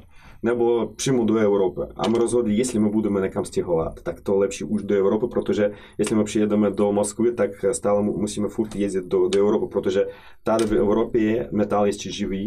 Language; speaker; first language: Czech; non-native, fluent; Russian